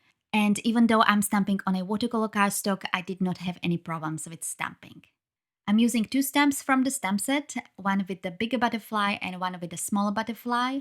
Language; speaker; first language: English; non-native, fluent; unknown